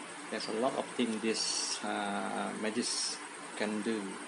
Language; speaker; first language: English; non-native, local second language; Malay